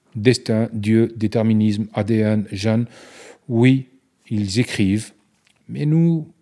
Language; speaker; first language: French; non-native, local second language; Arabic